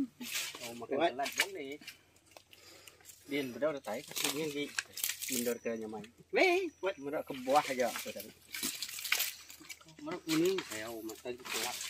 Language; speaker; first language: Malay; non-native, local second language; Iban